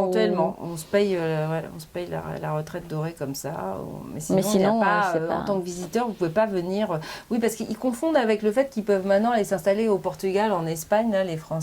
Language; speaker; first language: French; native; French